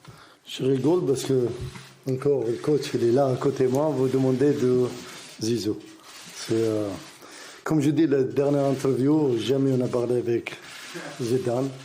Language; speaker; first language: French; non-native, learner; Arabic